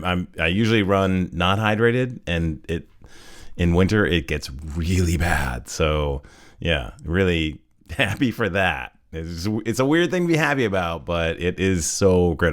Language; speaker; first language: English; native; English